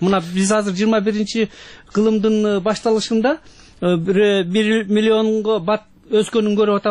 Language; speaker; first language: Kyrgyz; native; Kyrgyz